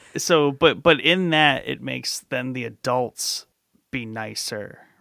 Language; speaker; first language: English; native; English